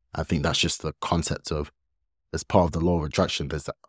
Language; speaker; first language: English; early bilingual, other home language; Yoruba